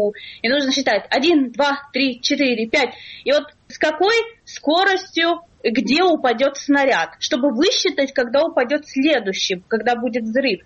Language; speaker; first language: Russian; native; Russian